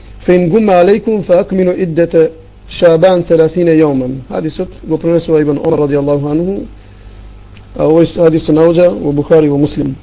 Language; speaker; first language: Macedonian; non-native, local second language; Albanian